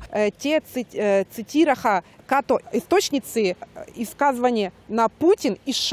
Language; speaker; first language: Bulgarian; non-native, learner; Russian